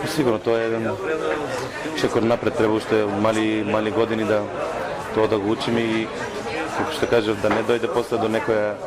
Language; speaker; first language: Macedonian; native; Macedonian